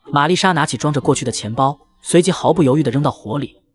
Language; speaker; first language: Chinese; native; Chinese